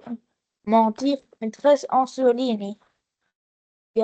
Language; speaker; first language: French; non-native, local second language; Arabic